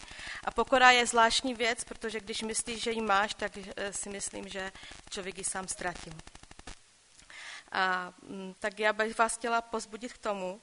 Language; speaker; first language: Czech; non-native, local second language; Polish